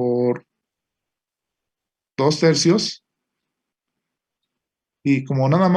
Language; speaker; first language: Spanish; native; Spanish